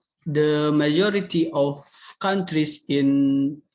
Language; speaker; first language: English; non-native, learner; Indonesian